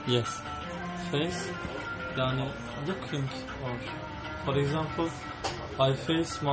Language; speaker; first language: English; non-native, learner; Turkish